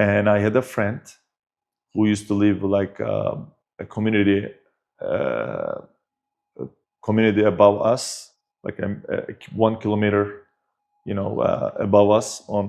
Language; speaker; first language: English; non-native, fluent; Turkish